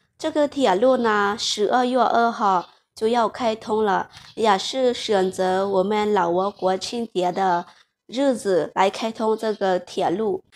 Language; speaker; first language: Chinese; non-native, fluent; Lao